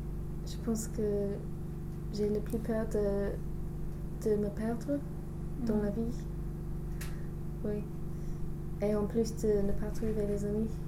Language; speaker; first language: French; non-native, learner; English